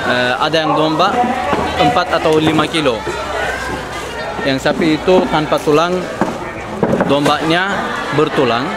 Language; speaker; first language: Indonesian; non-native, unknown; Turkish